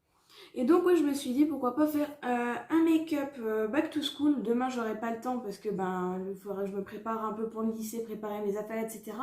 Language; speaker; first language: French; native; French